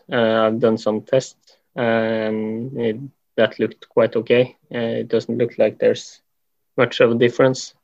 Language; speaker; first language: English; non-native, fluent; Norwegian